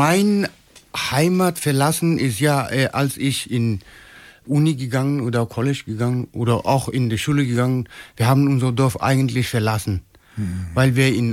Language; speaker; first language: German; non-native, learner; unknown